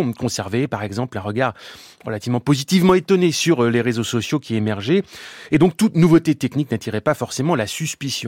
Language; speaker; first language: French; native; French